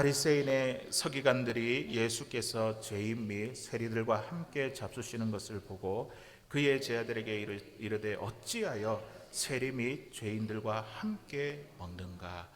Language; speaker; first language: Korean; native; Korean